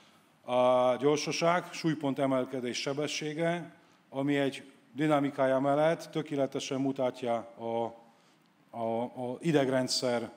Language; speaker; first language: Hungarian; non-native, fluent; Polish